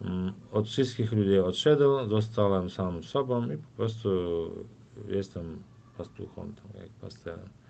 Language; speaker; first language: Polish; non-native, fluent; Turkmen